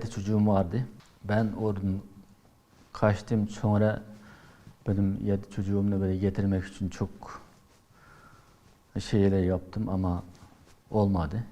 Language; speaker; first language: Turkish; non-native, learner; Uyghur